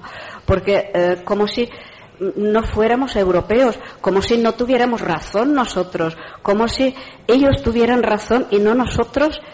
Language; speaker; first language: Spanish; non-native, fluent; Czech